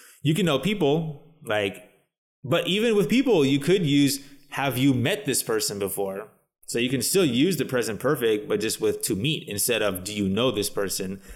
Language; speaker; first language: English; native; English